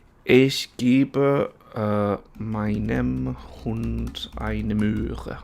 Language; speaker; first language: German; non-native, learner; English